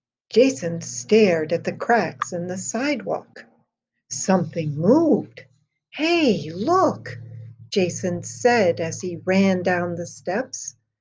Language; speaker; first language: English; native; English